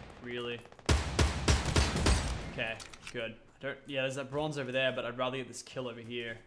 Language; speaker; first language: English; native; English